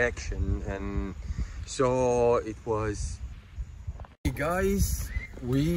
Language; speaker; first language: English; non-native, fluent; Italian